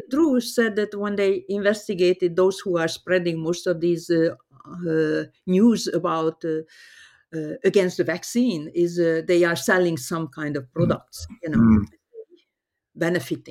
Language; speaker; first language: English; non-native, fluent; Hungarian